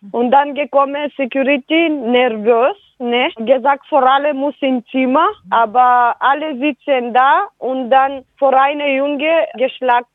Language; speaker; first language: German; non-native, learner; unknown